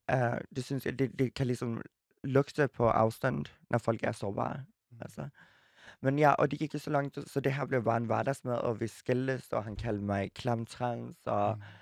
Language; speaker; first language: Danish; early bilingual, other home language; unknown